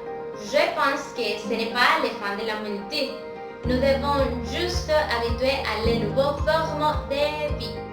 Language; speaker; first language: French; non-native, fluent; Spanish